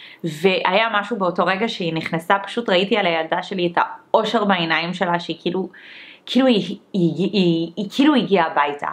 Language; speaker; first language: Hebrew; early bilingual, other home language; English